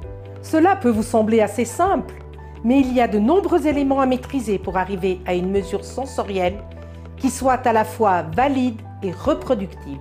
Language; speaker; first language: French; native; French